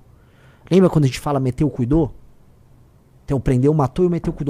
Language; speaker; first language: Portuguese; native; Portuguese